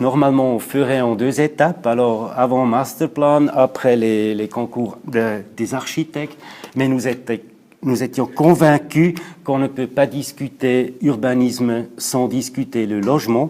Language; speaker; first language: French; non-native, local second language; German